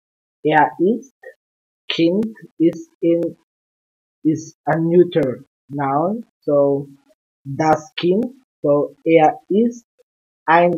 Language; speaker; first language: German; non-native, learner; English